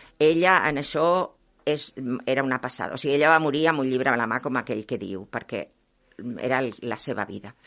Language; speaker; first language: Catalan; non-native, local second language; Spanish